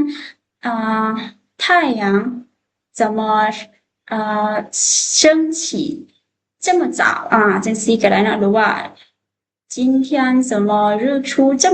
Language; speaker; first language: Chinese; non-native, fluent; Lao